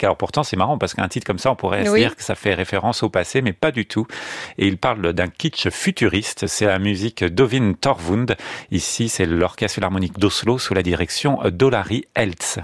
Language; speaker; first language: French; native; French